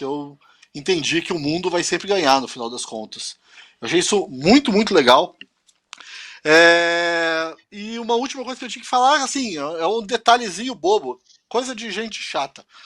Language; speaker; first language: Portuguese; native; Portuguese